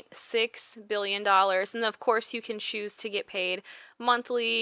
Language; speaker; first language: English; native; English